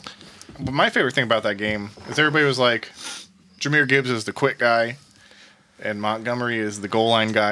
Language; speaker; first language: English; native; English